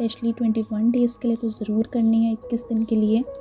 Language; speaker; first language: Hindi; native; Hindi